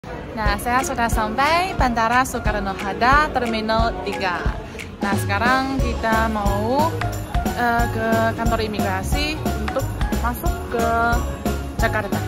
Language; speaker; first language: Indonesian; non-native, fluent; Chinese